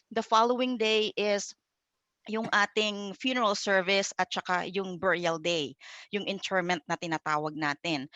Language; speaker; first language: English; non-native, local second language; Filipino